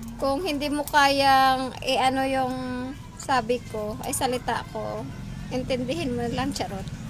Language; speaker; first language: Filipino; non-native, local second language; Hiligaynon